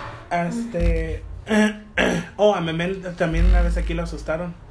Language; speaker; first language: Spanish; early bilingual, heritage; Spanish